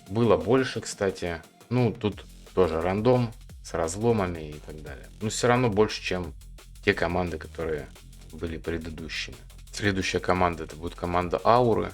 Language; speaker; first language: Russian; native; Russian